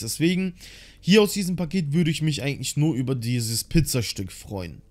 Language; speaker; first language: German; native; German